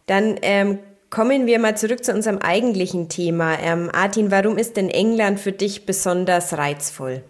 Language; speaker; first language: German; native; German